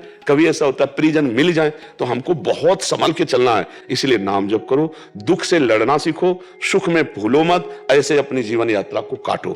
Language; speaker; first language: Hindi; native; Hindi